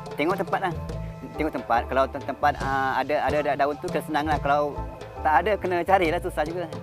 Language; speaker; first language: Malay; non-native, local second language; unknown